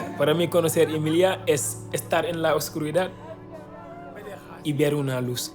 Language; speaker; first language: Spanish; non-native, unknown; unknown